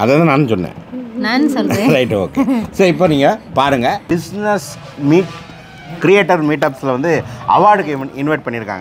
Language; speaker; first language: Tamil; native; Tamil